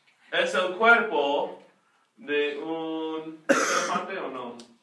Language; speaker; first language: Spanish; non-native, fluent; English